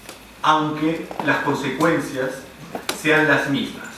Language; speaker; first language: Spanish; native; Spanish